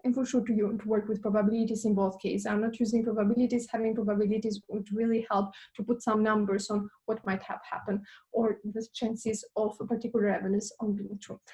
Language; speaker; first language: English; non-native, fluent; Albanian